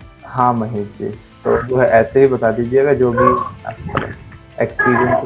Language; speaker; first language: Hindi; native; Hindi